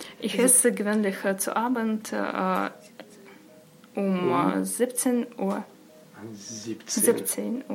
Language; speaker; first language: German; non-native, learner; Russian